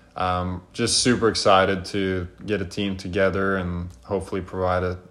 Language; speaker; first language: English; non-native, fluent; Norwegian